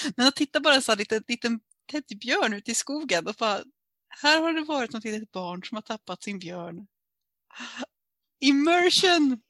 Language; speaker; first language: Swedish; native; Swedish